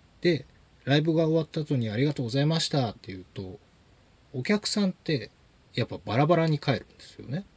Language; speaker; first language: Japanese; native; Japanese